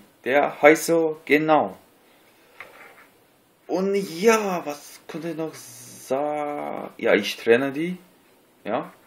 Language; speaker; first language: German; non-native, learner; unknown